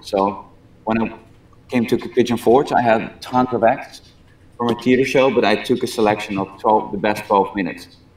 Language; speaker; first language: English; non-native, fluent; Dutch